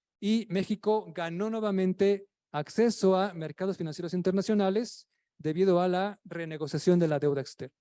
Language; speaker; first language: Spanish; native; Spanish